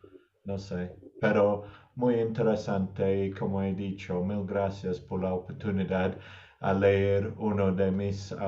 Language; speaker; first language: Spanish; non-native, learner; English